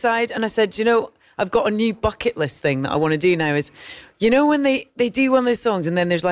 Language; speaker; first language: English; native; English